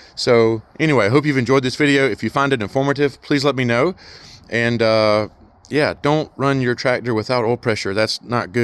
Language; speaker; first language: English; native; English